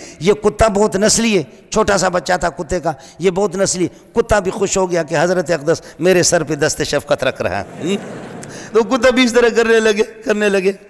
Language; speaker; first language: Urdu; non-native, local second language; Brahui